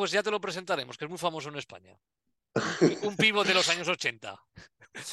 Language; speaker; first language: Spanish; native; Spanish